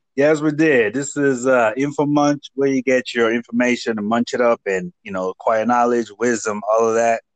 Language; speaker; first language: English; non-native, local second language; Igbo